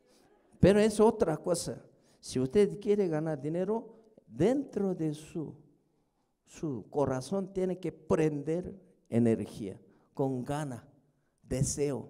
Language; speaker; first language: Spanish; non-native, fluent; Korean